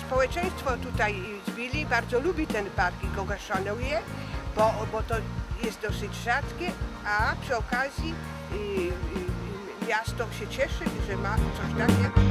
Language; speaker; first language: Polish; early bilingual, heritage; French